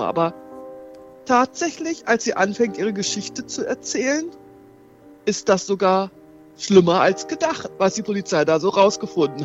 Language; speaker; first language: German; native; German